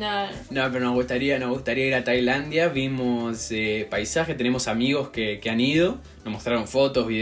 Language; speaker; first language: Spanish; native; Spanish